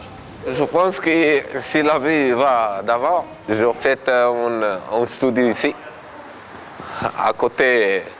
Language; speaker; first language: French; non-native, learner; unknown